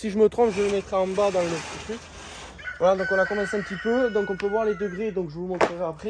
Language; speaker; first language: French; native; French